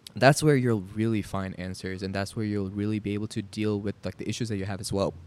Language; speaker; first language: English; native; English